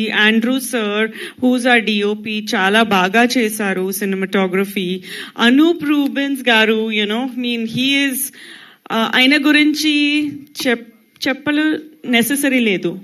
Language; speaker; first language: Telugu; non-native, local second language; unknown